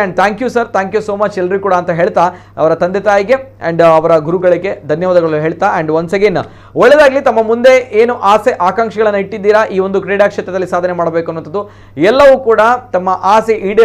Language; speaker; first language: Kannada; native; Kannada